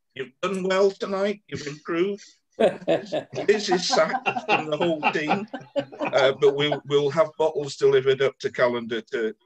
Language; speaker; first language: English; native; English